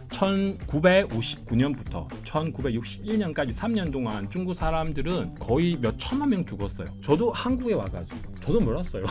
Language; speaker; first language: Korean; non-native, fluent; Chinese